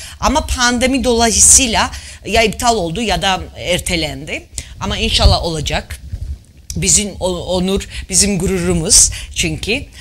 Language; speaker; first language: Turkish; non-native, fluent; Georgian